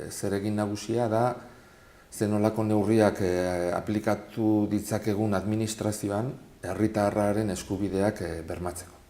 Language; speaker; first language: Basque; non-native, local second language; Spanish